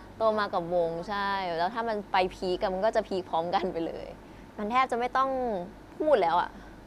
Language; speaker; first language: Thai; native; Thai